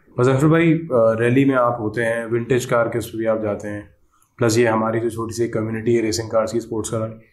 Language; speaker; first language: Urdu; native; Urdu